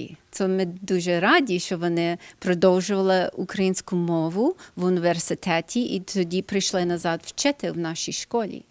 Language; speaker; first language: Ukrainian; early bilingual, heritage; Ukrainian